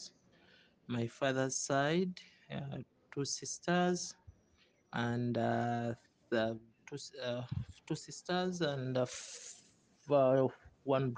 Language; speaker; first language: English; non-native, local second language; Ganda